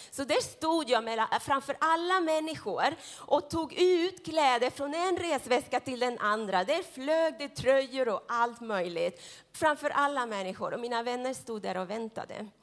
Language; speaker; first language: Swedish; non-native, fluent; Spanish